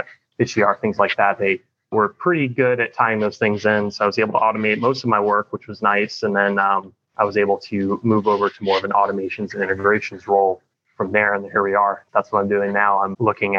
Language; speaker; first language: English; native; English